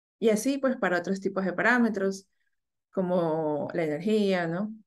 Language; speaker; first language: Spanish; native; Spanish